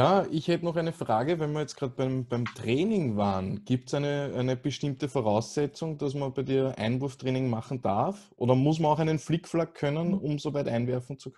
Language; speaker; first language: German; native; German